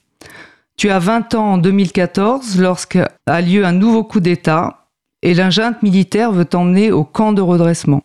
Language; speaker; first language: French; native; French